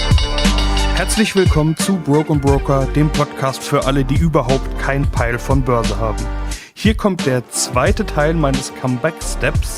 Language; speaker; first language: German; native; German